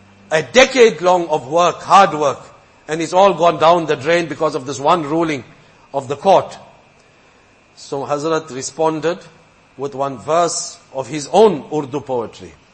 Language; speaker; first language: English; native; English